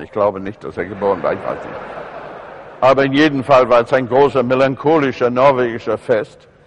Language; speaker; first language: German; non-native, fluent; English